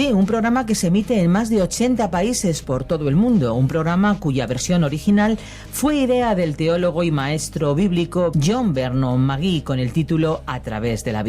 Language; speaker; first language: Spanish; native; Spanish